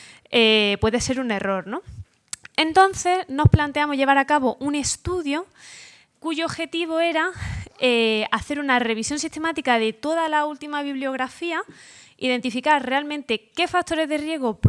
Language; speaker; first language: Spanish; native; Spanish